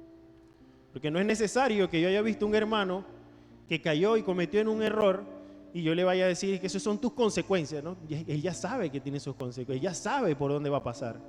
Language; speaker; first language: Spanish; native; Spanish